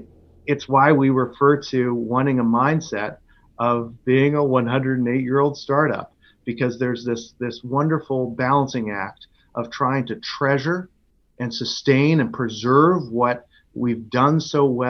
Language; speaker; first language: English; native; English